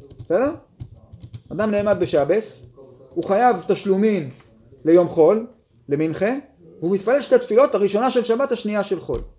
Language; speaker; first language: Hebrew; native; Hebrew